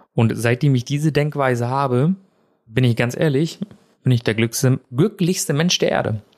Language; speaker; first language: German; early bilingual, other home language; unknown